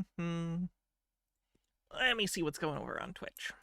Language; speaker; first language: English; native; English